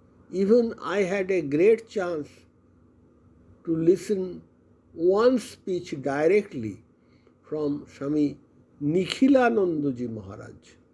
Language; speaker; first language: English; non-native, local second language; Bangla